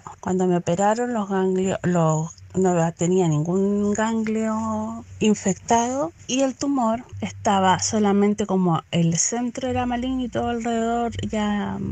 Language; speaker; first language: Spanish; native; Spanish